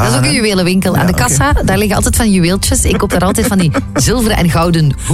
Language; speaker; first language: Dutch; native; Dutch